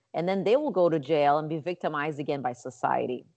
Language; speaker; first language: English; non-native, fluent; Portuguese